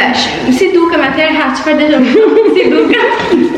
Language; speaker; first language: Albanian; early bilingual, heritage; Albanian